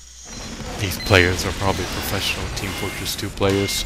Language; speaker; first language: English; native; English